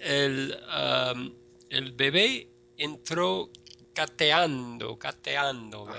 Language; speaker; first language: Spanish; non-native, fluent; English